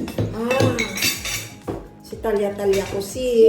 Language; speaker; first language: Italian; non-native, learner; Filipino